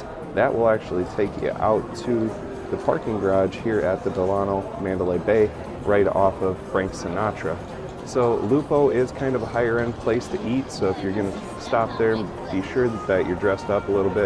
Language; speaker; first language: English; native; English